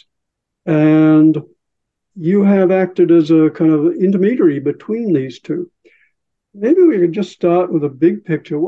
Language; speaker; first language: English; native; English